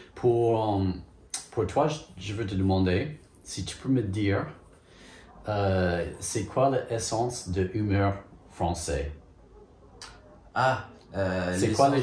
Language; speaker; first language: French; non-native, fluent; English